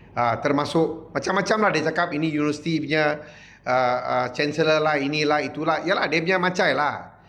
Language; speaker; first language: Malay; non-native, local second language; Punjabi